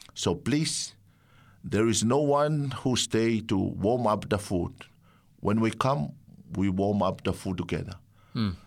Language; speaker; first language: English; non-native, fluent; Samoan